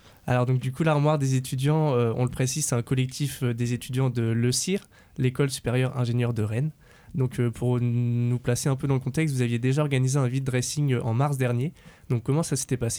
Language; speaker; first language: French; native; French